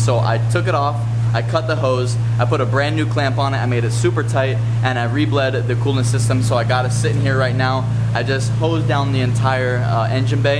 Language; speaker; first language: English; native; English